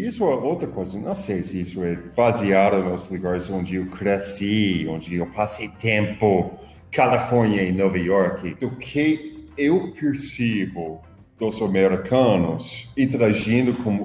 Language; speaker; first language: Portuguese; non-native, fluent; English